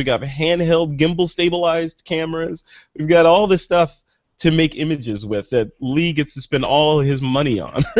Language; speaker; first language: English; native; English